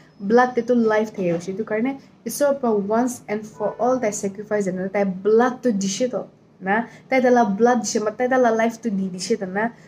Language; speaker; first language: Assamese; non-native, local second language; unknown